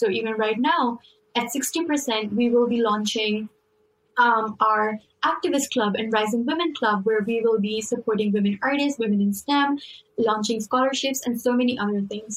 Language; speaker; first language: English; non-native, local second language; Urdu